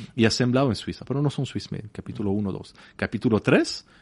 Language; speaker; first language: Spanish; non-native, fluent; French